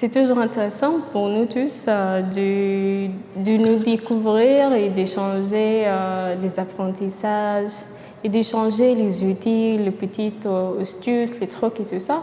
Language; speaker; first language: French; non-native, fluent; Arabic